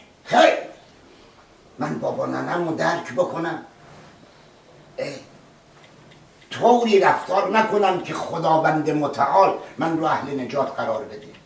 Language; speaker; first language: Persian; native; Persian